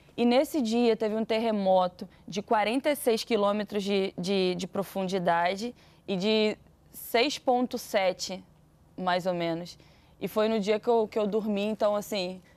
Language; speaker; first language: Portuguese; native; Portuguese